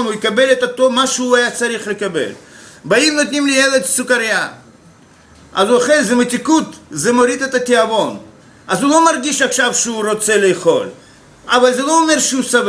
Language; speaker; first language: Hebrew; non-native, fluent; Russian